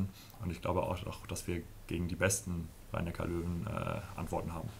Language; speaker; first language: German; native; German